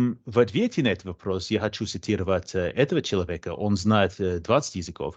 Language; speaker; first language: Russian; non-native, fluent; English